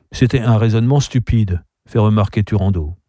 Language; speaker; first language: French; native; French